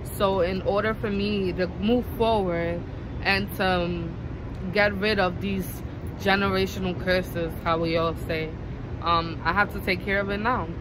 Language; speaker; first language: English; native; English